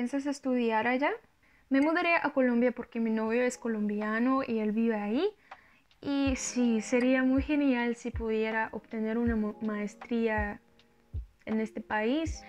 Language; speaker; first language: Spanish; non-native, learner; Russian